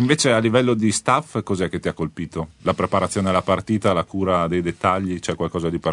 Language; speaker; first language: Italian; native; Italian